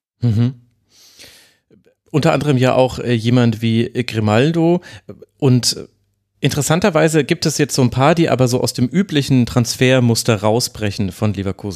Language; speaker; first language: German; native; German